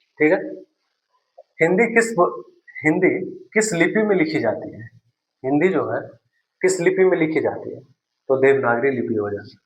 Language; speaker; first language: Hindi; native; Hindi